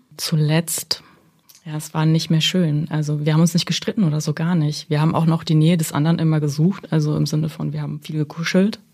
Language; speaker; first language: German; early bilingual, other home language; Russian